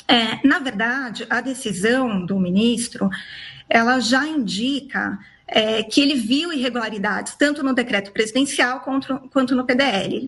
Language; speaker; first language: Portuguese; native; Portuguese